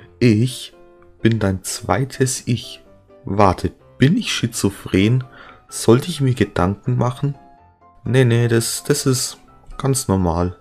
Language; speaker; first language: German; native; German